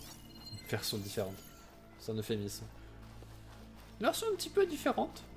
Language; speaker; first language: French; native; French